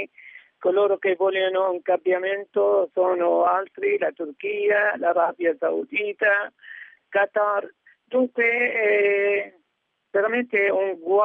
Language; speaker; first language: Italian; non-native, fluent; Arabic